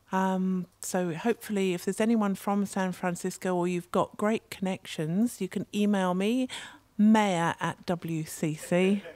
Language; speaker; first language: English; native; English